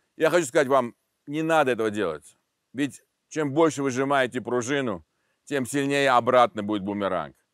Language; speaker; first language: Russian; non-native, local second language; Armenian